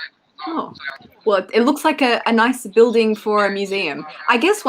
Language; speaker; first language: English; native; English